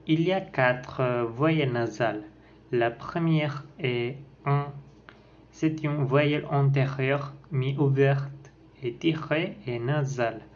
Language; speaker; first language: French; non-native, learner; Spanish